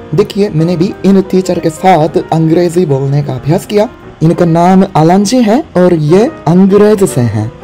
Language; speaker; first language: Hindi; non-native, fluent; Japanese